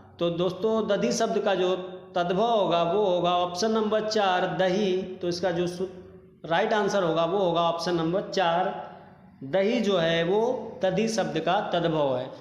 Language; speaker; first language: Hindi; native; Hindi